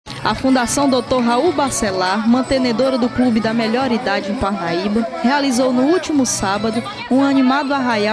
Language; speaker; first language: Portuguese; native; Portuguese